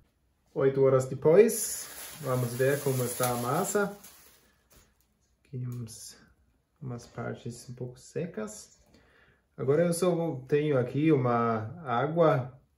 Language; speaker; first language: Portuguese; non-native, fluent; German